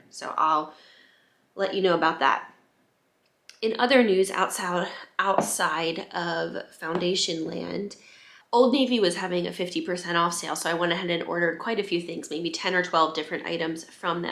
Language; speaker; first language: English; native; English